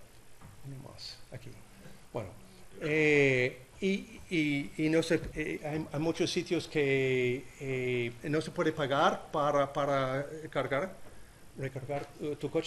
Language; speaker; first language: Spanish; non-native, learner; English